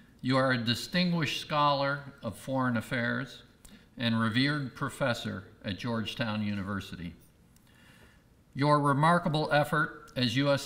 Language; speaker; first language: English; native; English